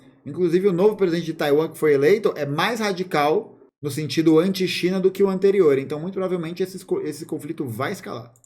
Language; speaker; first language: Portuguese; native; Portuguese